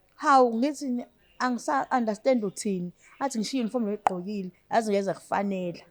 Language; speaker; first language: Zulu; native; Zulu